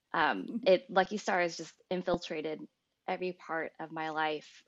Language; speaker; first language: English; native; English